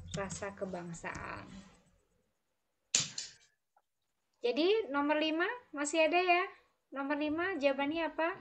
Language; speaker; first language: Indonesian; native; Indonesian